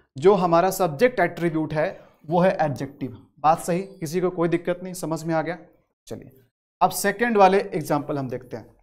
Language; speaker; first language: Hindi; native; Hindi